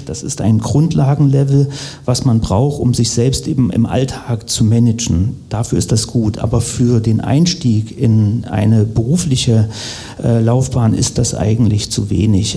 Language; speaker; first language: German; native; German